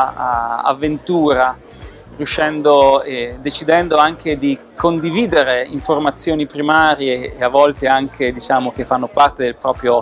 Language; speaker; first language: Italian; native; Italian